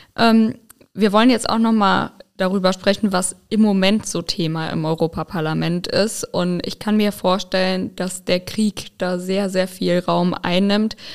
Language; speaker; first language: German; native; German